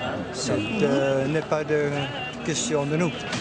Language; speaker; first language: French; non-native, learner; Dutch